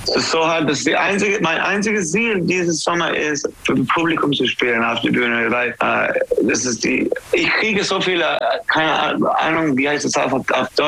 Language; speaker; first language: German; non-native, learner; English